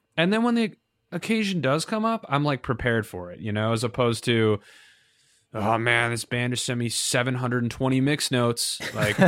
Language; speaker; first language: English; native; English